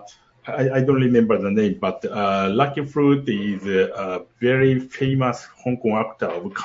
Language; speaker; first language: English; non-native, learner; Japanese